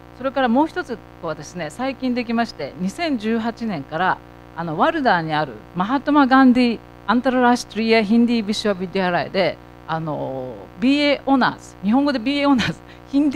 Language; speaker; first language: Japanese; native; Japanese